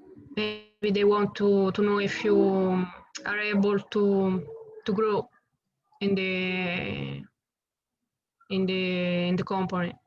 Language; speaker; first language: English; non-native, learner; Italian